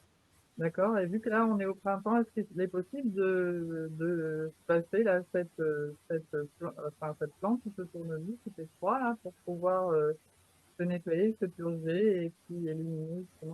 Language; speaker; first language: French; native; French